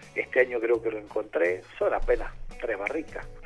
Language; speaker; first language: Spanish; native; Spanish